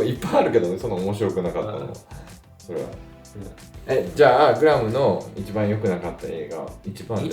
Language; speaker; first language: Japanese; native; Japanese